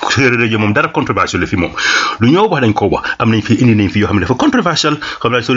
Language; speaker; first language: Wolof; non-native, local second language; Serer